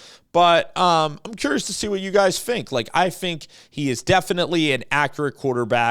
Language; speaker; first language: English; native; English